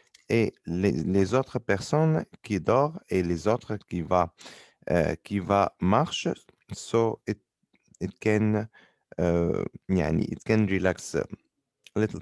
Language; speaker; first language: French; non-native, fluent; Arabic